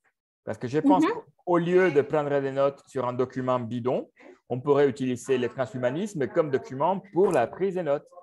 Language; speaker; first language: French; non-native, fluent; Spanish